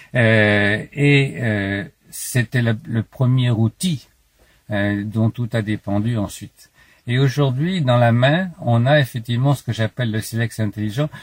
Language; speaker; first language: French; native; French